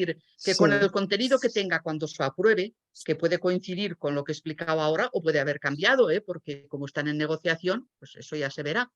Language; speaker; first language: Spanish; native; Spanish